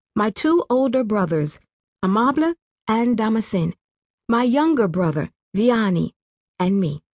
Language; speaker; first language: English; non-native, local second language; Kinyarwanda